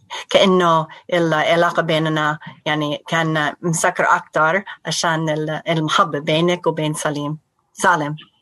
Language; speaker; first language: Arabic; non-native, fluent; English